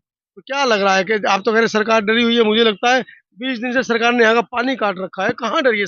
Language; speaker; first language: Hindi; native; Hindi